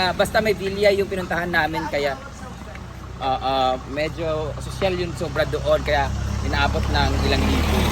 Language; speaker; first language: Filipino; native; Filipino